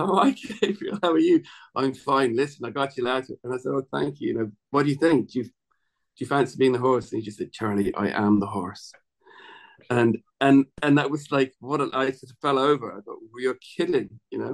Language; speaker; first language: English; native; English